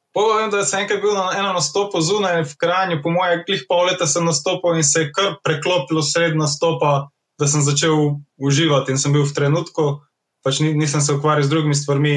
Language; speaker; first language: Slovenian; native; Slovenian